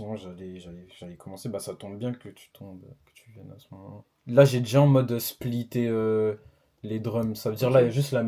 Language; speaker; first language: French; native; French